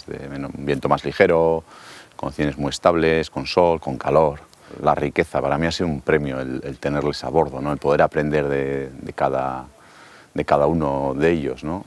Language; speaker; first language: Spanish; native; Spanish